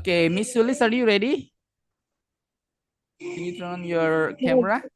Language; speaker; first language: English; non-native, fluent; Indonesian